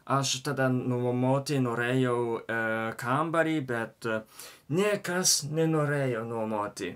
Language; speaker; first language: Lithuanian; non-native, learner; Japanese